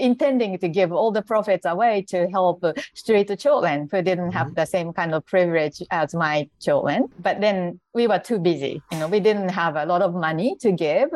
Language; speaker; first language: English; non-native, fluent; Japanese